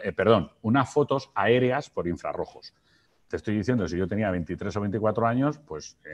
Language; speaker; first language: Spanish; native; Spanish